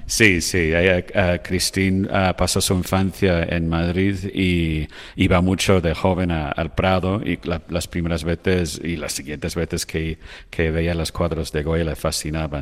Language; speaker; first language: Spanish; non-native, fluent; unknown